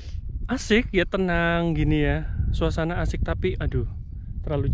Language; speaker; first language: Indonesian; native; Indonesian